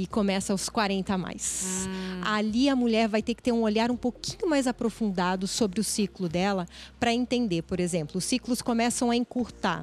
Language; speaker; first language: Portuguese; native; Portuguese